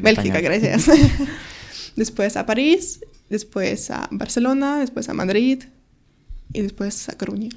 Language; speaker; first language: Spanish; non-native, learner; Ukrainian